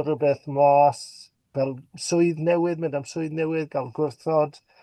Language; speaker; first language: Welsh; native; Welsh